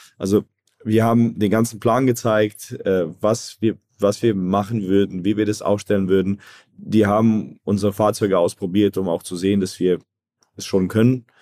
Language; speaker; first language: German; early bilingual, other home language; Croatian